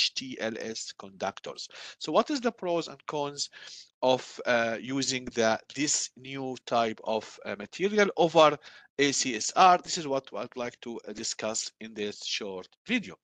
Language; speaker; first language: English; non-native, fluent; Arabic